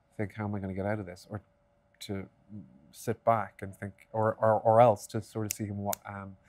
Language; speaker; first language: English; native; English